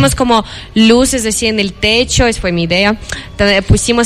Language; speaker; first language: Spanish; non-native, fluent; Ukrainian